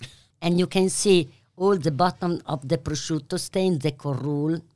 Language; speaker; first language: English; non-native, learner; Italian